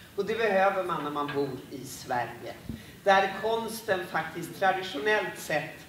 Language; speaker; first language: Swedish; native; Swedish